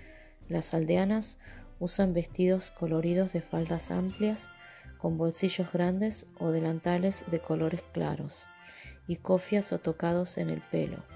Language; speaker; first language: Spanish; native; Spanish